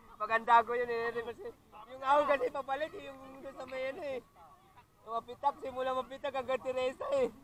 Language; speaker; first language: Filipino; native; Filipino